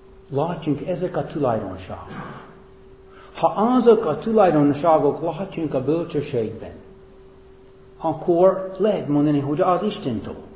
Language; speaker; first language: Hungarian; non-native, fluent; English